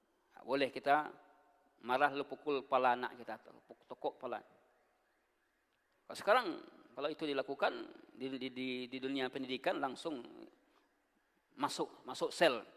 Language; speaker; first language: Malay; non-native, local second language; Minangkabau